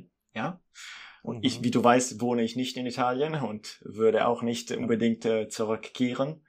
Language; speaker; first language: German; non-native, fluent; Italian